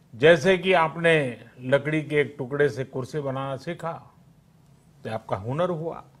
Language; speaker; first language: Hindi; non-native, local second language; Gujarati